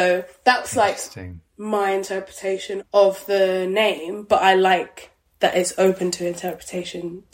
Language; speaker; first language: English; native; English